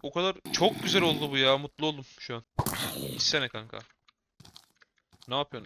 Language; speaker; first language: Turkish; native; Turkish